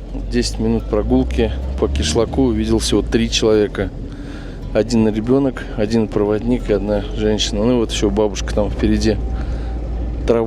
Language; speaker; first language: Russian; native; Russian